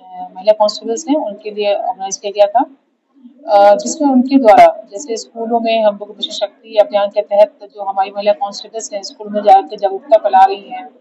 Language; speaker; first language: Hindi; native; Hindi